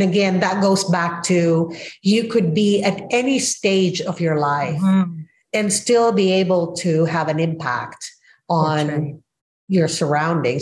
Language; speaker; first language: English; non-native, local second language; Filipino